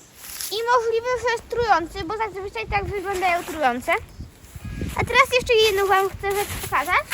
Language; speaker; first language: Polish; early bilingual, heritage; Polish